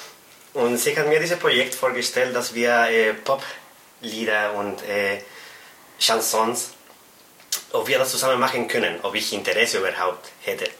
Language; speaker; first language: German; non-native, fluent; Spanish